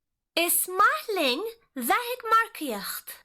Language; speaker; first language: Irish; non-native, local second language; English